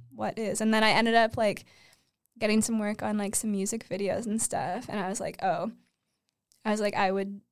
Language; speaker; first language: English; native; English